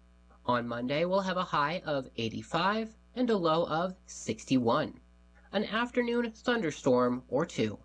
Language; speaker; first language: English; native; English